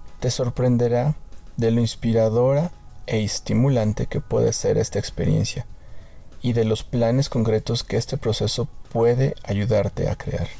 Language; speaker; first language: Spanish; native; Spanish